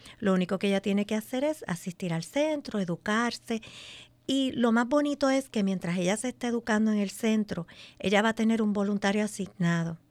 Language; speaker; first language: Spanish; native; Spanish